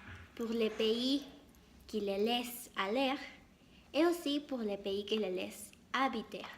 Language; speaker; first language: French; non-native, learner; Spanish